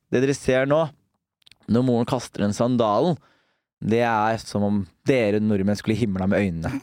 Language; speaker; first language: Norwegian; early bilingual, other home language; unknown